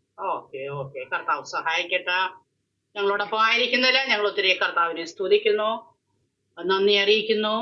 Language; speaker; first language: Malayalam; native; Malayalam